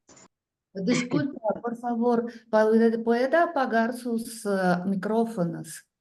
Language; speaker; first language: Spanish; non-native, learner; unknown